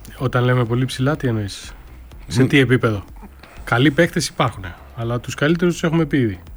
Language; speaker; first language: Greek; native; Greek